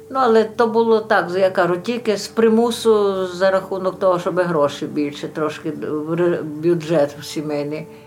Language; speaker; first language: Ukrainian; native; Ukrainian